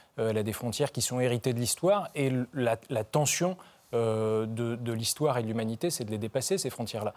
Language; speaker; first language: French; native; French